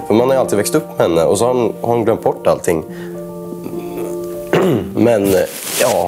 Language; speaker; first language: Swedish; native; Swedish